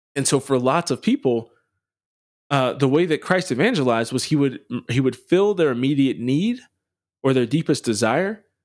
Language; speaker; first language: English; native; English